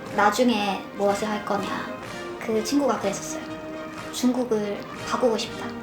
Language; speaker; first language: Korean; non-native, fluent; Chinese